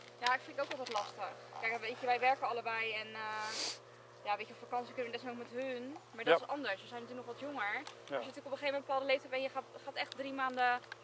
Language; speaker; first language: Dutch; native; Dutch